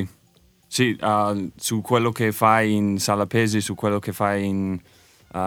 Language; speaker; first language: Italian; non-native, learner; English